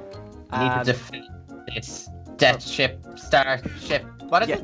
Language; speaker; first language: English; native; English